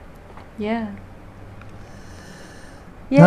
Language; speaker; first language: English; non-native, fluent; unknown